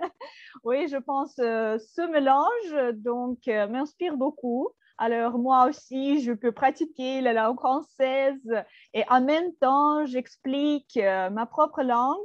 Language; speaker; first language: French; non-native, fluent; Russian